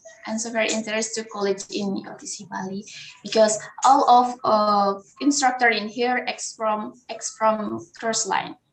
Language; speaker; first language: English; non-native, learner; Indonesian